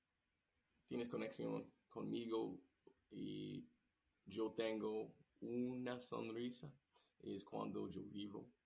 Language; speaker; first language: Spanish; non-native, learner; English